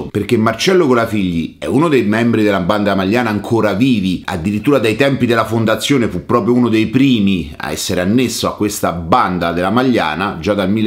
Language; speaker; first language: Italian; native; Italian